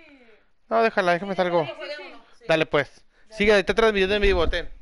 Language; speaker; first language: Spanish; native; Spanish